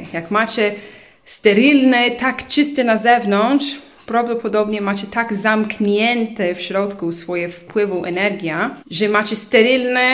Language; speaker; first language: Polish; early bilingual, heritage; English